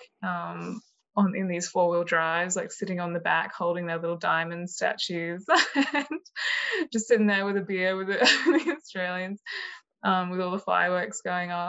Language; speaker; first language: English; native; English